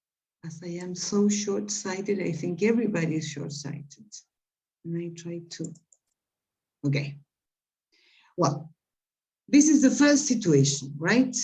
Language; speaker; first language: English; non-native, fluent; Spanish